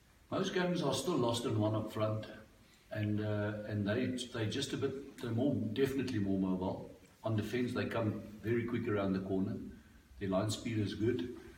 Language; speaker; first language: English; non-native, local second language; Afrikaans